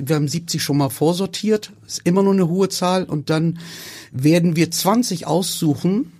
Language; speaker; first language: German; early bilingual, other home language; Turkish